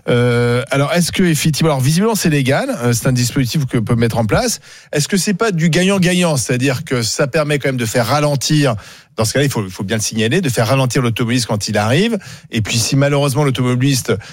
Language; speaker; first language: French; native; French